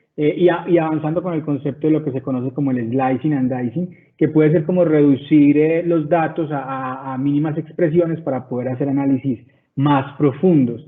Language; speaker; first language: Spanish; native; Spanish